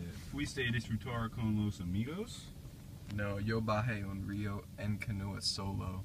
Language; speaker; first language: Spanish; non-native, learner; English